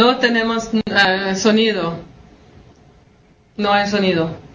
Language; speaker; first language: Spanish; non-native, fluent; French